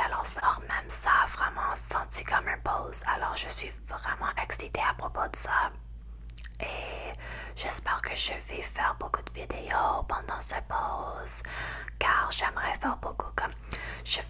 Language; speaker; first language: French; non-native, learner; English